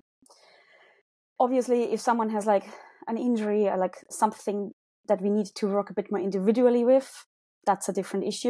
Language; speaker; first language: English; non-native, fluent; German